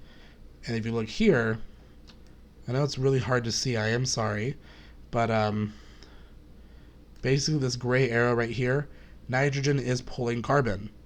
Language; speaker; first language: English; native; English